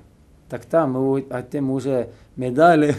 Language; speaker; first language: Russian; non-native, learner; Estonian